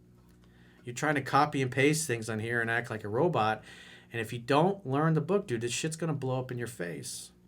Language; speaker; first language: English; native; English